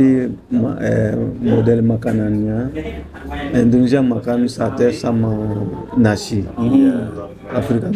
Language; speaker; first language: Indonesian; non-native, learner; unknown